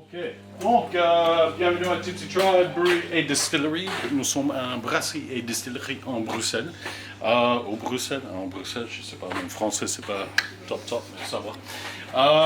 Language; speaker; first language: French; non-native, fluent; English